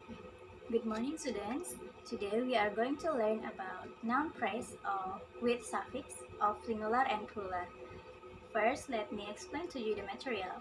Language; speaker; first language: English; non-native, learner; Indonesian